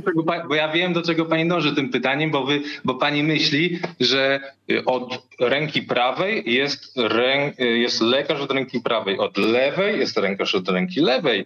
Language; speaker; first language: Polish; native; Polish